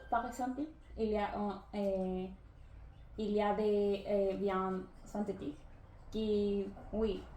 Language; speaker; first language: French; non-native, learner; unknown